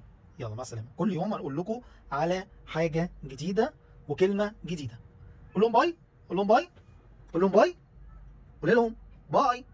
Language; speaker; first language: Arabic; native; Arabic